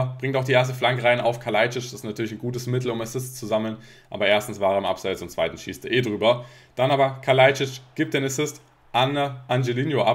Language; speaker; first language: German; native; German